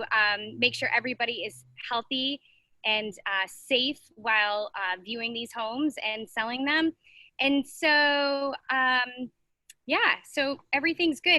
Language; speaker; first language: English; native; English